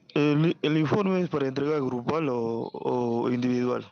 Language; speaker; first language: Spanish; native; Spanish